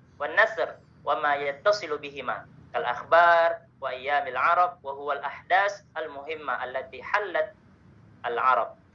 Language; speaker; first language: Arabic; non-native, learner; Indonesian